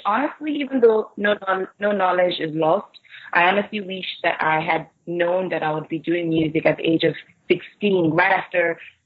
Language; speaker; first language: English; non-native, local second language; Igbo